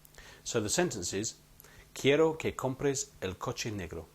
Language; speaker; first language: Spanish; non-native, fluent; English